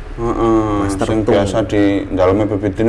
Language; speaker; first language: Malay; non-native, local second language; Javanese